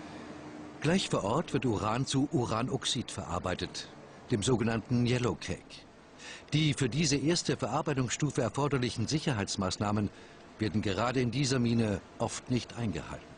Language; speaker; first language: German; native; German